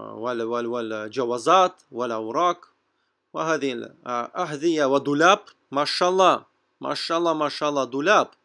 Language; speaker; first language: Arabic; non-native, fluent; Russian